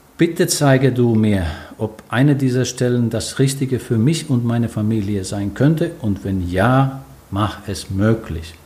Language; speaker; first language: German; non-native, fluent; Finnish